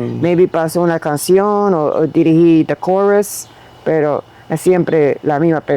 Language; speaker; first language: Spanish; early bilingual, heritage; Spanish